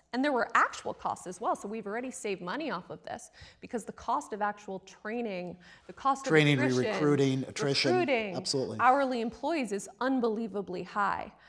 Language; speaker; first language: English; native; English